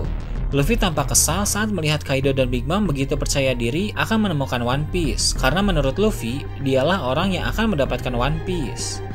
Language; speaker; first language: Indonesian; native; Indonesian